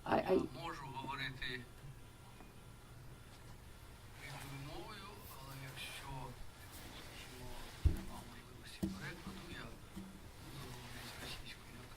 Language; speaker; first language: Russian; non-native, local second language; Ukrainian